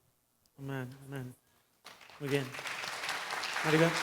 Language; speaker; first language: Spanish; non-native, fluent; English